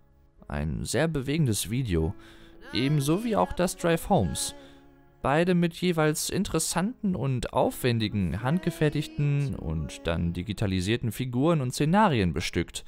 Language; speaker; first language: German; native; German